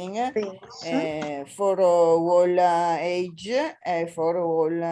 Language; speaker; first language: English; non-native, learner; Italian